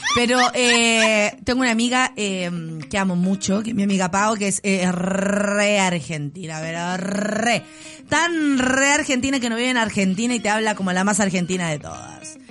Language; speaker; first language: Spanish; native; Spanish